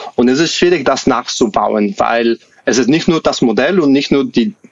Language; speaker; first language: German; non-native, fluent; Spanish